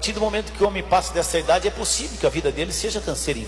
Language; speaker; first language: Portuguese; native; Portuguese